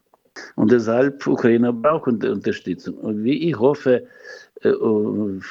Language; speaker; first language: German; non-native, learner; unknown